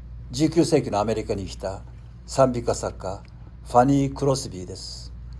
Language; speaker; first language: Japanese; native; Japanese